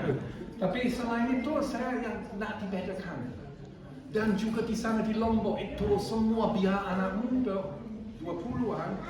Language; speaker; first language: Indonesian; non-native, fluent; English